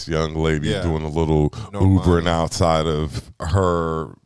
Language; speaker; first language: English; native; English